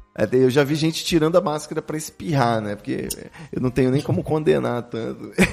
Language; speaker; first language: Portuguese; native; Portuguese